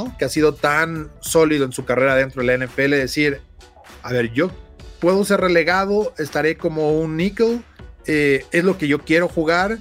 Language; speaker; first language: Spanish; native; Spanish